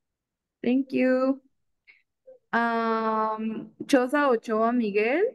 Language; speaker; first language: English; non-native, fluent; Spanish